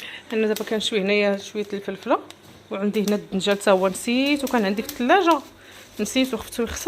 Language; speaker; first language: Arabic; native; Arabic